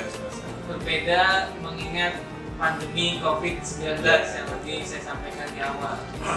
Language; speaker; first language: Indonesian; native; Indonesian